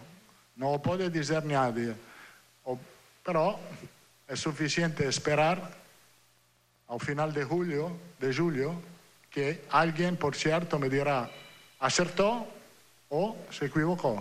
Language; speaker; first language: Portuguese; non-native, learner; Italian